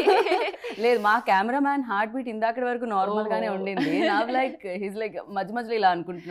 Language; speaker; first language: Telugu; native; Telugu